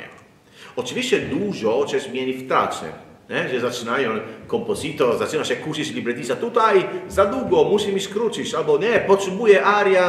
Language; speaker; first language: Polish; non-native, learner; Italian